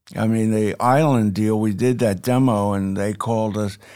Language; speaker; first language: English; native; English